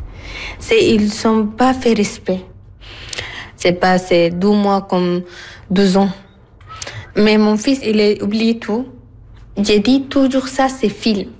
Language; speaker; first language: French; non-native, learner; Arabic